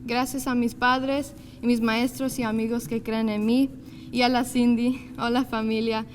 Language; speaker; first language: Spanish; early bilingual, other home language; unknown